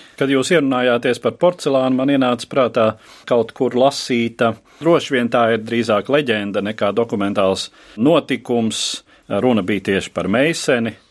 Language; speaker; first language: Latvian; native; Latvian